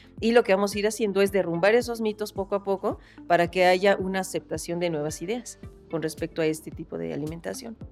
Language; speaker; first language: Spanish; native; Spanish